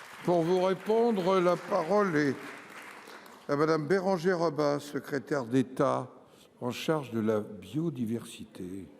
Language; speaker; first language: French; native; French